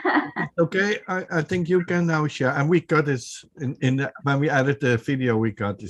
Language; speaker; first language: English; non-native, fluent; Dutch